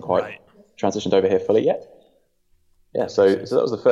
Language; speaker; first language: English; native; English